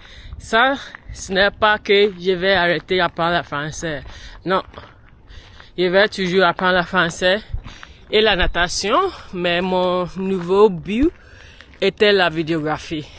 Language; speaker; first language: French; non-native, learner; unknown